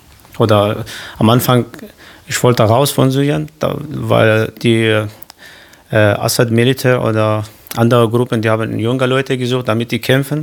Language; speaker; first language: German; non-native, learner; Kurdish